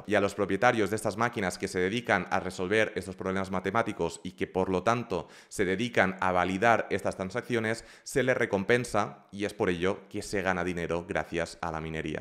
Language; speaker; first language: Spanish; native; Spanish